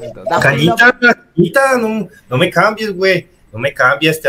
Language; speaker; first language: Spanish; native; Spanish